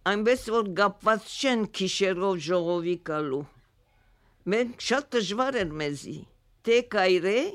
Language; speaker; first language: Armenian; early bilingual, heritage; Armenian